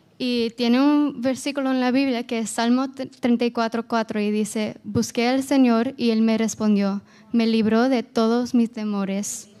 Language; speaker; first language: Spanish; non-native, fluent; Portuguese